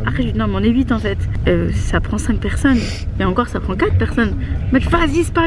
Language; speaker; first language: French; native; French